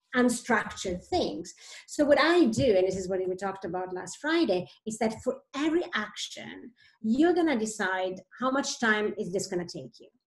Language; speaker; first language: English; non-native, fluent; Italian